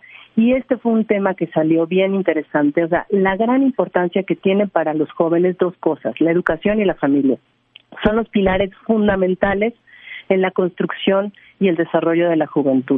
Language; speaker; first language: Spanish; native; Spanish